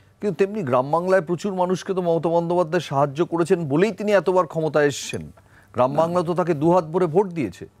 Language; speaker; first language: Bangla; native; Bangla